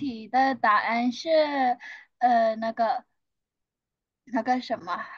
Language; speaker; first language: Chinese; non-native, learner; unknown